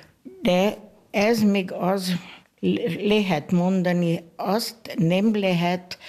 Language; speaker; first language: Hungarian; non-native, local second language; German